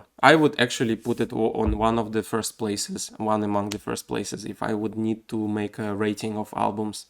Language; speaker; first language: English; non-native, fluent; Russian